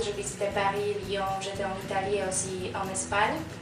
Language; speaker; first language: French; non-native, fluent; Polish